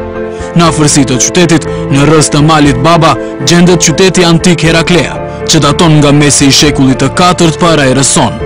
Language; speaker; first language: Albanian; native; Albanian